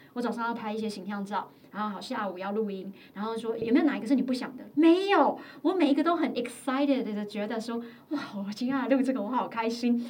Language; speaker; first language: Chinese; native; Chinese